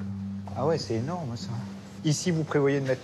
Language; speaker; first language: French; native; French